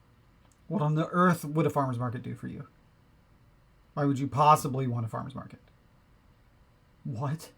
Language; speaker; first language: English; native; English